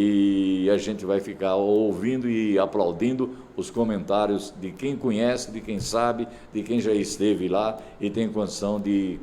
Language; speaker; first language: Portuguese; native; Portuguese